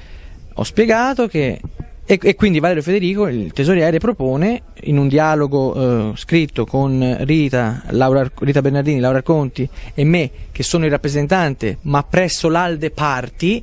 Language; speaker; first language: Italian; native; Italian